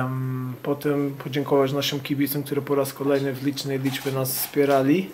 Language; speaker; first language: Polish; non-native, fluent; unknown